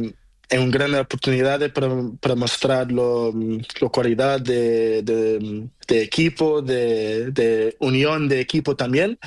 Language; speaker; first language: Spanish; non-native, learner; Portuguese